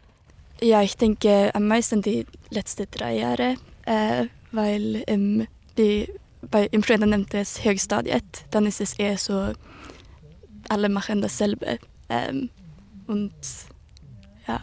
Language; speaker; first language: German; early bilingual, heritage; Swedish